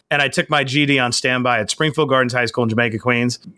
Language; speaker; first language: English; native; English